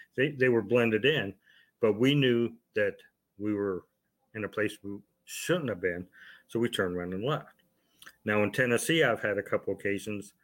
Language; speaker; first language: English; native; English